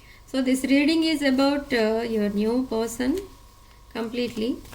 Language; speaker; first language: English; non-native, local second language; Telugu